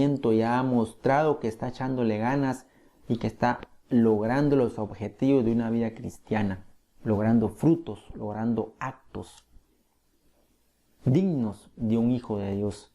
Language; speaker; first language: Spanish; native; Spanish